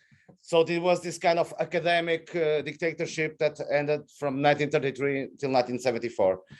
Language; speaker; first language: English; non-native, fluent; Portuguese